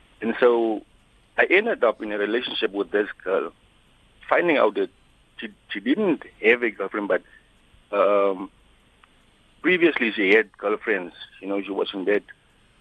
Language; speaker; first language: English; non-native, local second language; Afrikaans